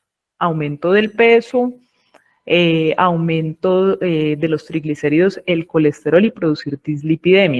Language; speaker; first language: Spanish; native; Spanish